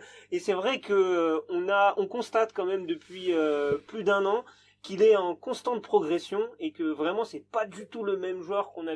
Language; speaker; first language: French; native; French